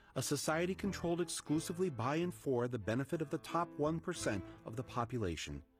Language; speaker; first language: English; native; English